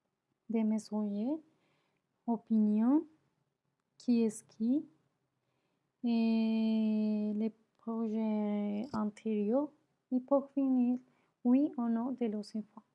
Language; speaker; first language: French; non-native, learner; Spanish